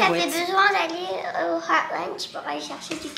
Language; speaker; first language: French; early bilingual, heritage; French